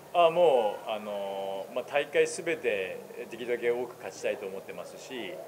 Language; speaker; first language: Japanese; native; Japanese